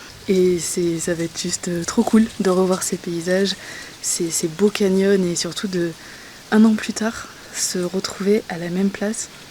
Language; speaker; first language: French; native; French